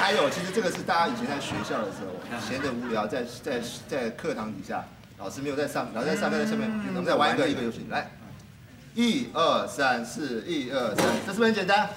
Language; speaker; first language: Chinese; native; Chinese